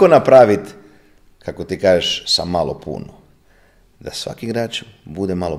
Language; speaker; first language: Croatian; non-native, fluent; Italian